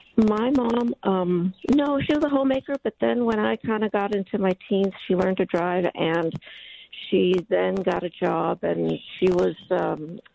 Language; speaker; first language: English; native; English